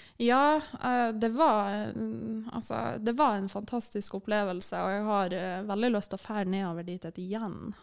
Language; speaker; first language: Norwegian; native; Norwegian